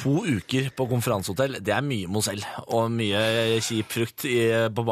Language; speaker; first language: Norwegian; native; Norwegian